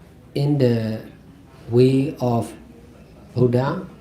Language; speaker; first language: English; non-native, fluent; Burmese